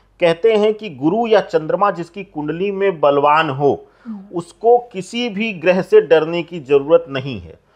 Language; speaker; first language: Hindi; native; Hindi